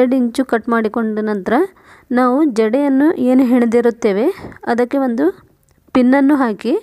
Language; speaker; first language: Kannada; native; Kannada